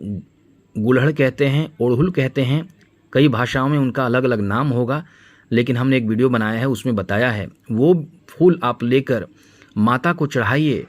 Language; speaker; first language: Hindi; native; Hindi